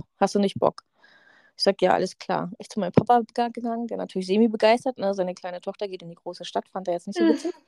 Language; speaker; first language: German; native; German